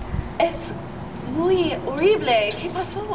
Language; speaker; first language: Spanish; non-native, learner; English